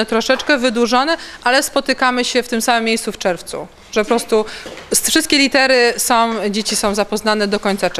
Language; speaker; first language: Polish; native; Polish